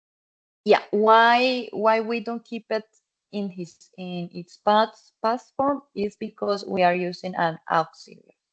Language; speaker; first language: English; non-native, fluent; Spanish